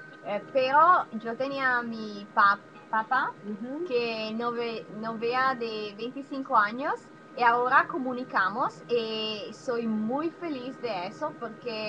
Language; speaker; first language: Spanish; non-native, learner; Italian